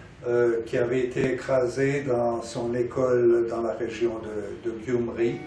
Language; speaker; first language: French; native; French